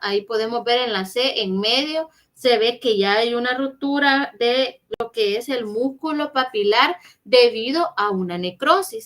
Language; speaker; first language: Spanish; native; Spanish